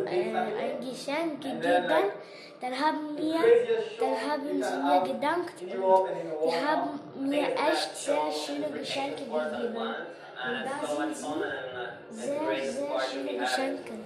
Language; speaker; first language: German; non-native, learner; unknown